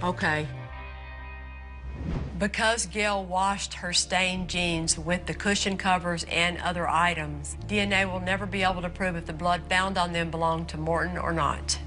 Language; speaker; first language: English; native; English